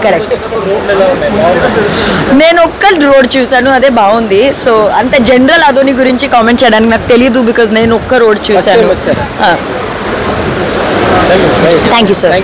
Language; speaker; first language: Telugu; non-native, learner; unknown